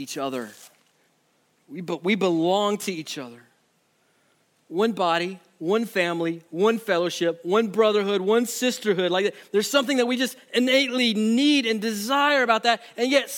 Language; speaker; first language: English; native; English